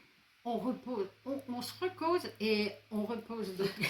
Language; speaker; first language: French; native; French